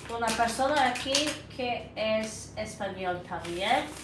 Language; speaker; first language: Spanish; non-native, learner; Norwegian